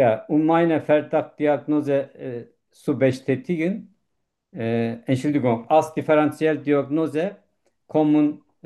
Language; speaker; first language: German; non-native, learner; Turkish